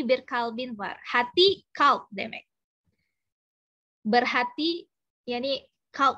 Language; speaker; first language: Turkish; non-native, fluent; Indonesian